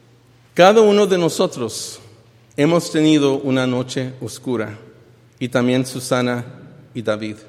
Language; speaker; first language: Spanish; early bilingual, heritage; Spanish